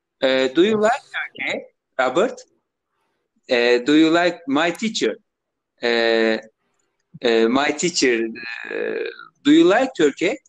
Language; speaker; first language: English; non-native, learner; Turkish